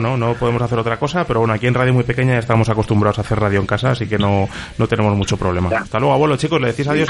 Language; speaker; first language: Spanish; native; Spanish